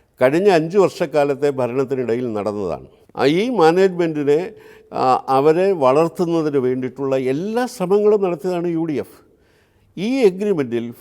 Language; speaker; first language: Malayalam; native; Malayalam